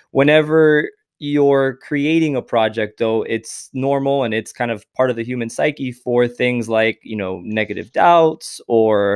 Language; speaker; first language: English; native; English